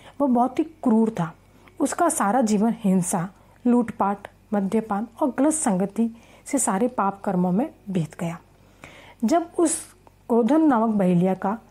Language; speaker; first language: Hindi; native; Hindi